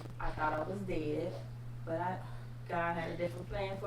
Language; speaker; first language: English; native; English